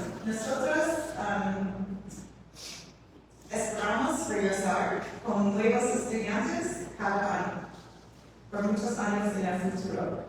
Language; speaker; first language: Spanish; non-native, learner; English